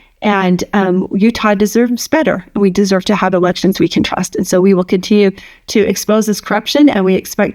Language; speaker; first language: English; native; English